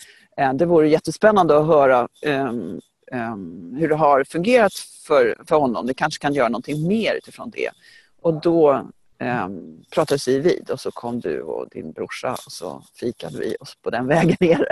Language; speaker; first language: Swedish; native; Swedish